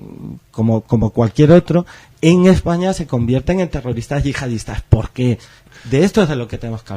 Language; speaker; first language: Spanish; native; Spanish